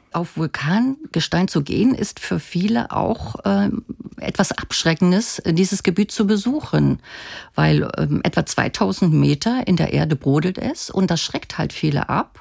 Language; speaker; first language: German; native; German